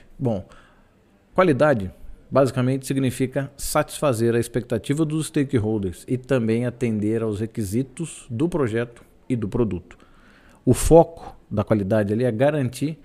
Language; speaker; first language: Portuguese; native; Portuguese